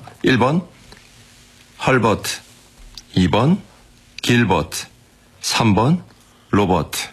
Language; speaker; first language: Korean; native; Korean